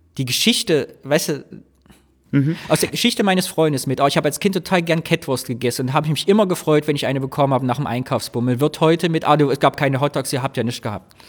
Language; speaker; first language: German; native; German